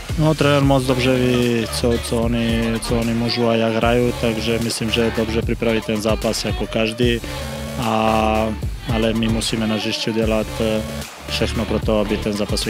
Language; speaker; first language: Czech; non-native, fluent; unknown